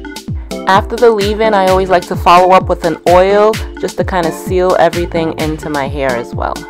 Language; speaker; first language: English; native; English